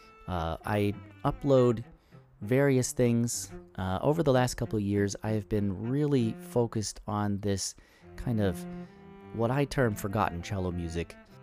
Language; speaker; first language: English; native; English